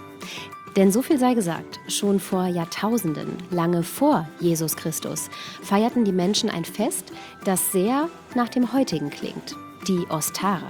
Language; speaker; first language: German; native; German